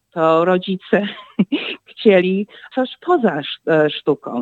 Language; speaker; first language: Polish; early bilingual, heritage; Polish